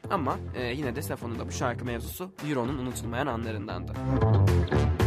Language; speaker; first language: Turkish; native; Turkish